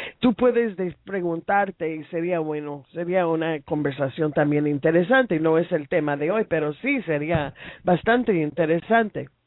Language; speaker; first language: Spanish; non-native, fluent; English